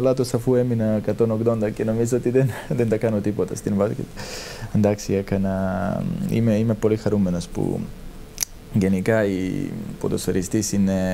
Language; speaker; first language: Greek; non-native, fluent; Serbian